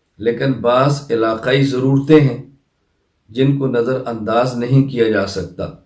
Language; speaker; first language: Urdu; non-native, local second language; Punjabi